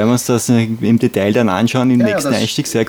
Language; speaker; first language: German; native; German